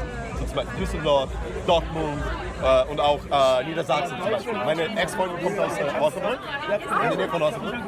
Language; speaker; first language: German; non-native, fluent; Portuguese